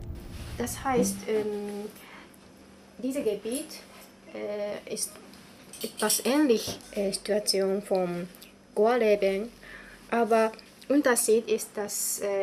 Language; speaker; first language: German; non-native, learner; Japanese